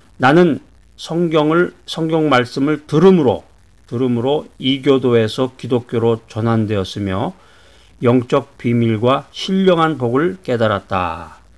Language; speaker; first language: Korean; native; Korean